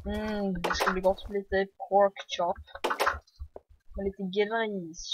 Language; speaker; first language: Swedish; early bilingual, heritage; Swedish